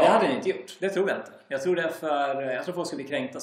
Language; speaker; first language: Swedish; native; Swedish